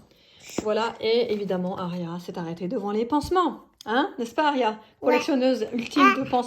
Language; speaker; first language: French; native; French